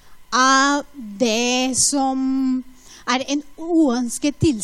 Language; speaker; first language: Norwegian; non-native, fluent; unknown